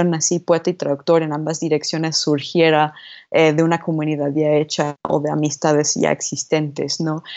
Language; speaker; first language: Spanish; non-native, fluent; English